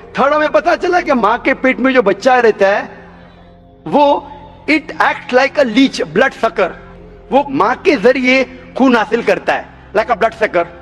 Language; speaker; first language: Hindi; non-native, local second language; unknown